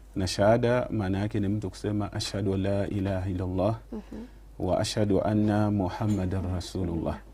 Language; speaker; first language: Swahili; non-native, local second language; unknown